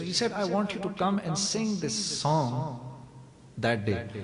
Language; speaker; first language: English; non-native, local second language; Urdu